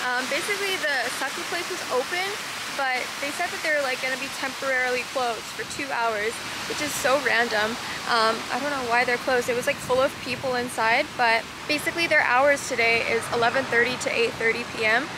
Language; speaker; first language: English; early bilingual, other home language; Japanese